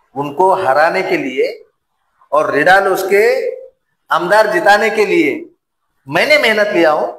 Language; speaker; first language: Hindi; non-native, local second language; Marathi